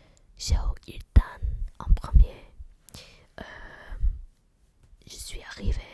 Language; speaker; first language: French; non-native, learner; English